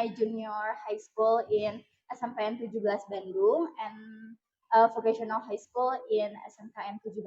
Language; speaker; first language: English; non-native, learner; Indonesian